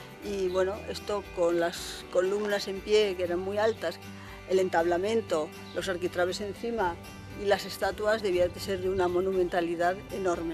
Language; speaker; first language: Spanish; native; Spanish